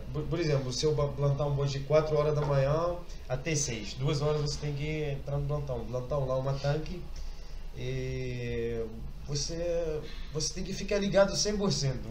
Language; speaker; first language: Portuguese; non-native, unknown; Arabic